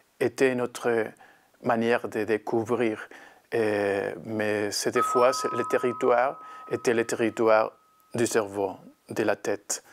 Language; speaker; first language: French; non-native, learner; Spanish